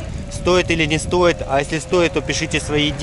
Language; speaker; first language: Russian; native; Russian